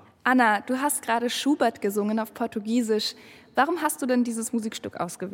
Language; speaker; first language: German; native; German